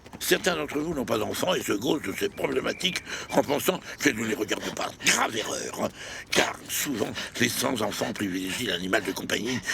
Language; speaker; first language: French; native; French